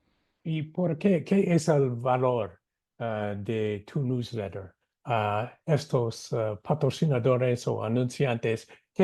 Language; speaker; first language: Spanish; non-native, fluent; English